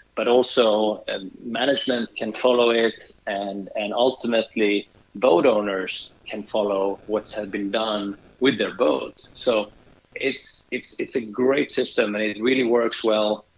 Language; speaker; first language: English; non-native, fluent; Swedish